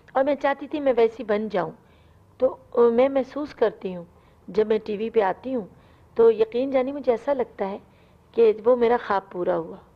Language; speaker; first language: Urdu; non-native, local second language; Punjabi